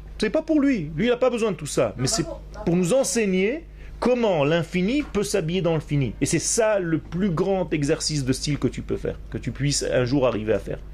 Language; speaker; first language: French; non-native, fluent; Hebrew